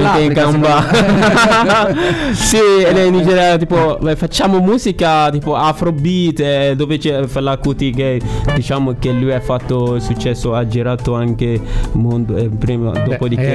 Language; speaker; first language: Italian; non-native, learner; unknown